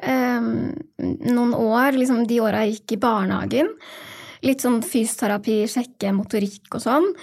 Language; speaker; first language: Norwegian; native; Norwegian